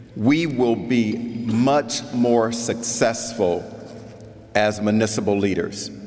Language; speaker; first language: English; native; English